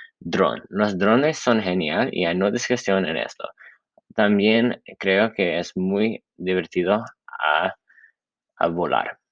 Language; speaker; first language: Spanish; non-native, learner; English